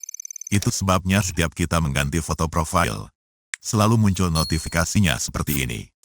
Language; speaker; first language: Indonesian; native; Indonesian